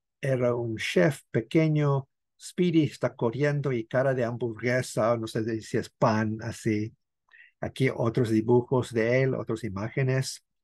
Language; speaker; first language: Spanish; non-native, fluent; English